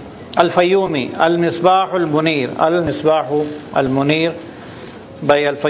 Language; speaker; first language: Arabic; non-native, fluent; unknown